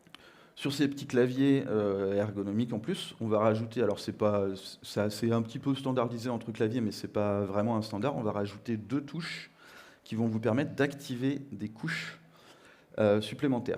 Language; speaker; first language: French; native; French